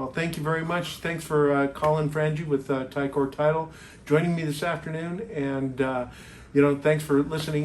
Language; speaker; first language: English; native; English